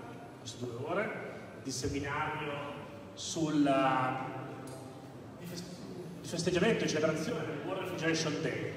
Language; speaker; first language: Italian; native; Italian